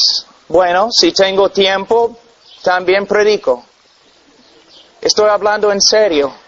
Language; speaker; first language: Spanish; non-native, fluent; English